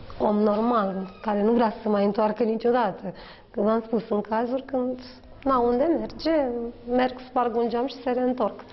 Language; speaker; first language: Romanian; native; Romanian